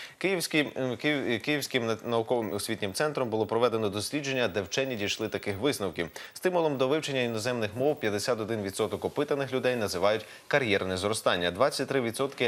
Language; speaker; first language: Ukrainian; native; Ukrainian